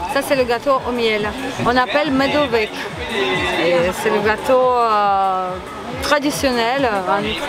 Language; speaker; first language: French; non-native, learner; Ukrainian